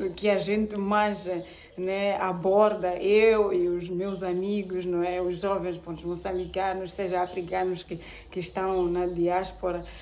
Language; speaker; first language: Portuguese; non-native, local second language; Tsonga